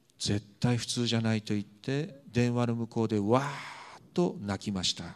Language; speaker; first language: Japanese; native; Japanese